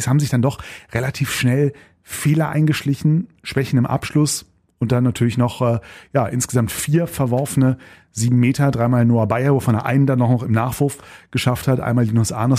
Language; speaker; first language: German; native; German